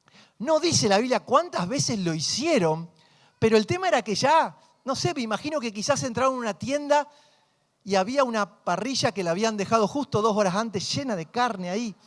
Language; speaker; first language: Spanish; native; Spanish